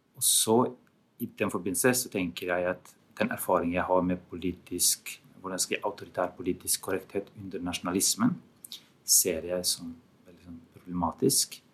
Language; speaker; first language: Norwegian; non-native, fluent; Albanian